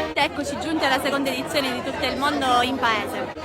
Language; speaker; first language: Italian; native; Italian